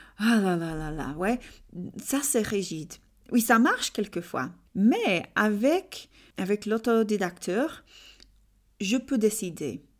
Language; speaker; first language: French; non-native, learner; English